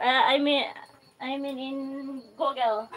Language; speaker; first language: English; non-native, local second language; Cebuano